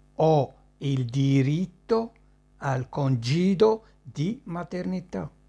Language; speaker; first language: Italian; non-native, fluent; Arabic